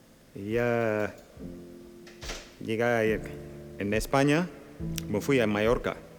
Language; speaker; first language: Spanish; non-native, local second language; Wolof